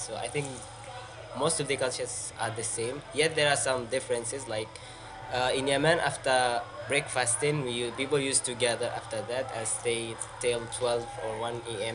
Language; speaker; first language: English; non-native, fluent; Arabic